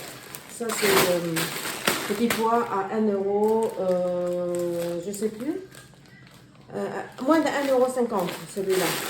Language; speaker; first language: French; non-native, learner; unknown